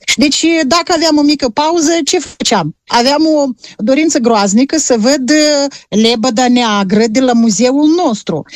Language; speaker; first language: Romanian; native; Romanian